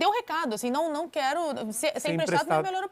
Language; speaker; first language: Portuguese; native; Portuguese